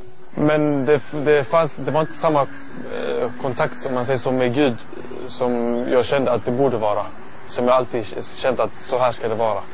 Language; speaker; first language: Swedish; non-native, learner; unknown